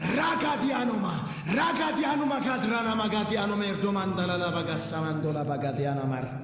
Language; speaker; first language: Amharic; native; Amharic